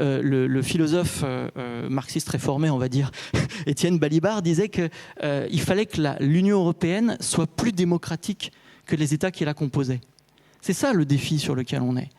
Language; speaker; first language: French; native; French